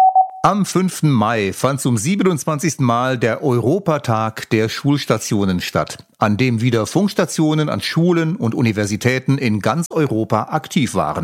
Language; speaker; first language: German; native; German